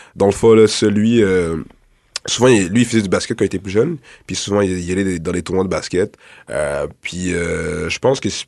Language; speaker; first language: French; early bilingual, other home language; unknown